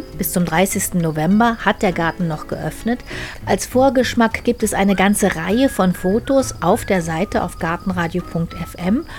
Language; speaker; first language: German; native; German